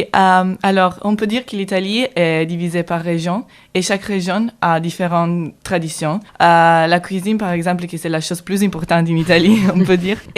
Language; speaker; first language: French; non-native, learner; Italian